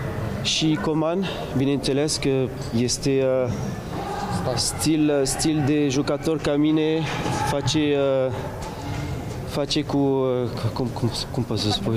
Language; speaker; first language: Romanian; non-native, learner; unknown